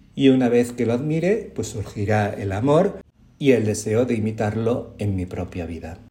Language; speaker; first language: Spanish; native; Spanish